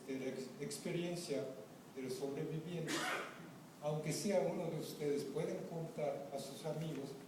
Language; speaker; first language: Spanish; non-native, fluent; Japanese